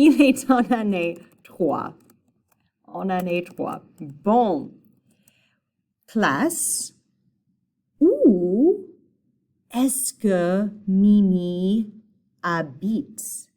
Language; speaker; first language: French; non-native, fluent; English